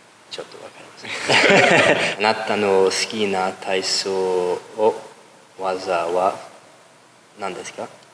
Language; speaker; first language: Japanese; non-native, learner; English